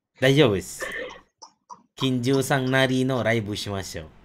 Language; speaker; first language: Japanese; non-native, fluent; Malay